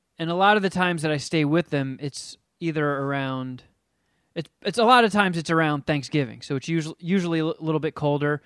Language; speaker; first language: English; native; English